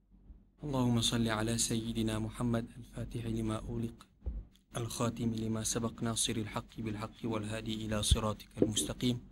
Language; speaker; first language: Arabic; non-native, fluent; Malay